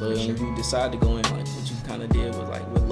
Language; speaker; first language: English; native; English